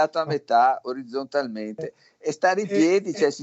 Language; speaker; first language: Italian; native; Italian